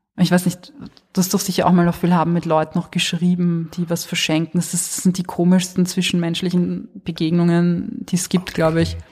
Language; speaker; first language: German; early bilingual, other home language; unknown